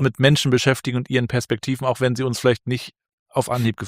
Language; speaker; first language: German; native; German